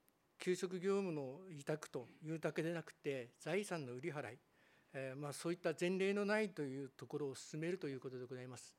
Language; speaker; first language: Japanese; native; Japanese